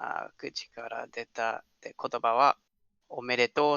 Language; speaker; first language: Japanese; non-native, learner; English